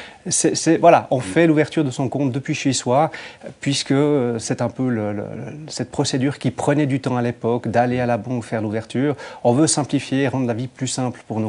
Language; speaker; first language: French; native; French